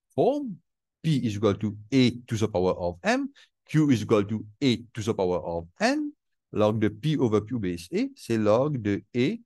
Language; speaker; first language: English; non-native, local second language; Morisyen